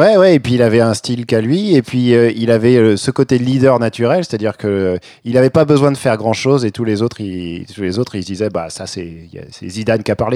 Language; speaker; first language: French; native; French